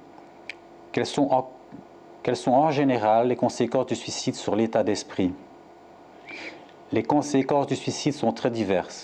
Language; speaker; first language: French; native; French